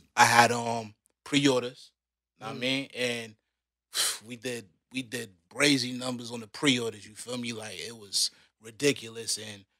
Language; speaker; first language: English; native; English